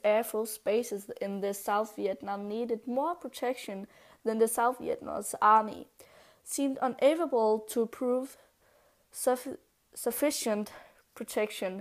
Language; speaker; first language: English; non-native, learner; Danish